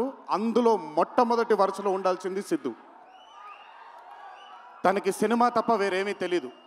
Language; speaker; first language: Telugu; native; Telugu